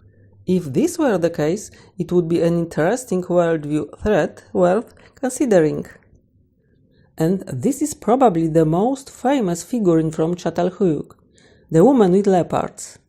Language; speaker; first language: English; non-native, fluent; Polish